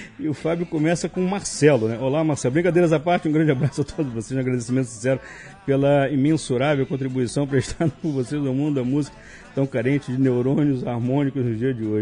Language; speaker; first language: Portuguese; native; Portuguese